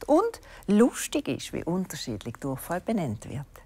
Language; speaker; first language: German; native; German